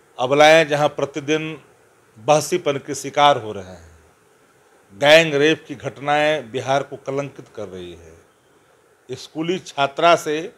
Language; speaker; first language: Hindi; native; Hindi